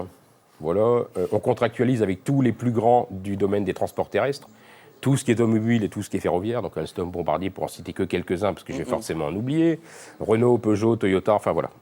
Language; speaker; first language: French; native; French